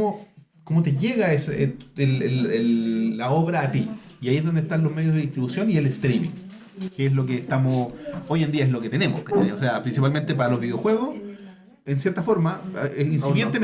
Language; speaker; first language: Spanish; native; Spanish